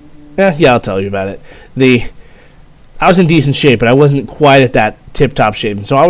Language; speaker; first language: English; native; English